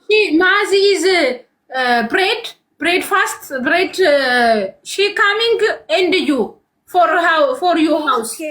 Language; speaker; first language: English; non-native, learner; Amharic